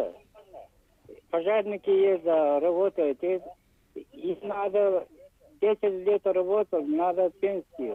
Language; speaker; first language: Russian; non-native, local second language; Yakut